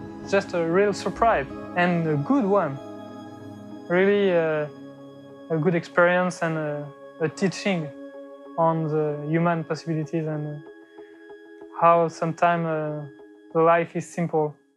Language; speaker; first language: English; non-native, fluent; French